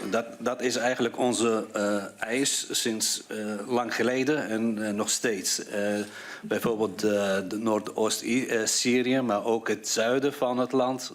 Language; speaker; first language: Dutch; non-native, fluent; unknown